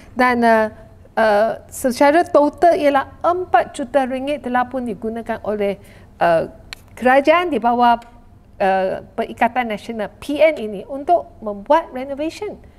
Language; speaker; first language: Malay; non-native, local second language; Chinese